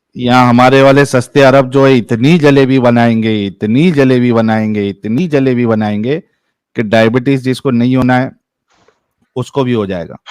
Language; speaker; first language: Hindi; native; Hindi